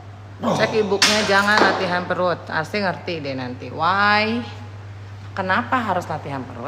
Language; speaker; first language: Indonesian; native; Indonesian